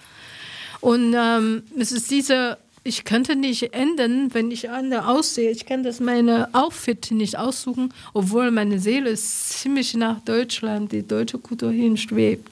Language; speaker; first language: German; non-native, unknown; Chinese